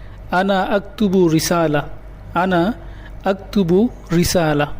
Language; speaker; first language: Arabic; non-native, learner; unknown